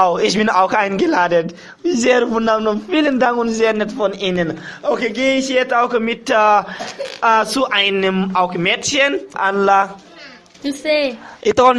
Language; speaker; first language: German; non-native, learner; Bambara